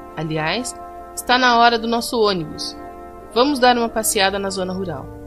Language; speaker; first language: Portuguese; native; Portuguese